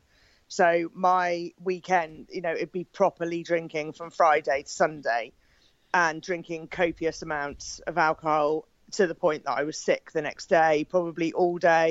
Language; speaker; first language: English; native; English